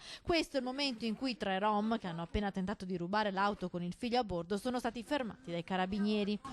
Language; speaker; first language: Italian; native; Italian